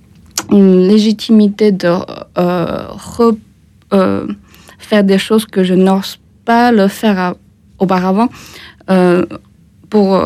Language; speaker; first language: French; non-native, fluent; Chinese